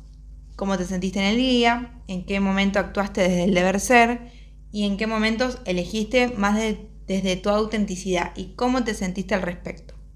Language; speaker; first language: Spanish; native; Spanish